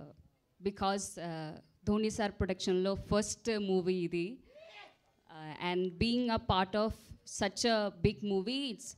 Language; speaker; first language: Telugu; non-native, learner; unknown